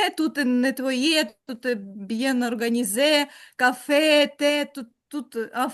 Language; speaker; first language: French; non-native, learner; Ukrainian